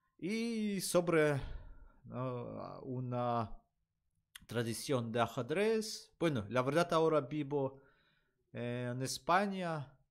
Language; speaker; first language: Spanish; non-native, learner; Russian